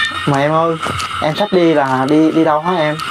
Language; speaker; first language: Vietnamese; native; Vietnamese